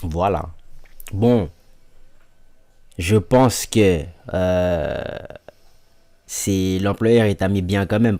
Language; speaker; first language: French; native; French